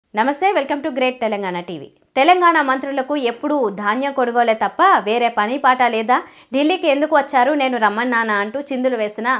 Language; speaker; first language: Telugu; native; Telugu